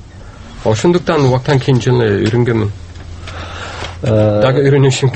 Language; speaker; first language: Kyrgyz; non-native, fluent; English